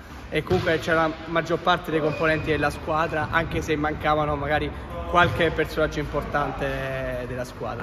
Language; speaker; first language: Italian; native; Italian